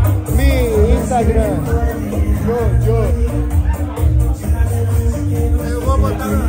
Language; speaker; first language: Spanish; non-native, learner; Portuguese